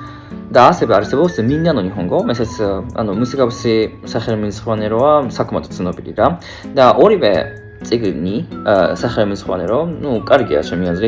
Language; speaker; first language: Georgian; non-native, learner; Japanese